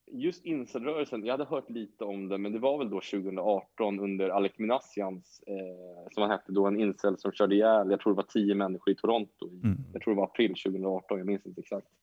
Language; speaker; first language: Swedish; native; Swedish